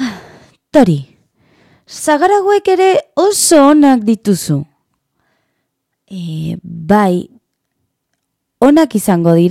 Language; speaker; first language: Basque; non-native, learner; Spanish